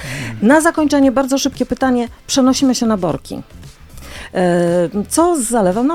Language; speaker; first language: Polish; native; Polish